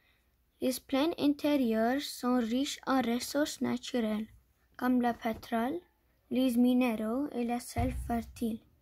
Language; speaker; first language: French; non-native, learner; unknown